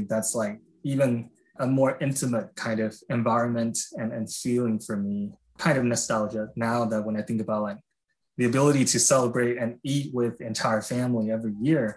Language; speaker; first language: English; non-native, fluent; Chinese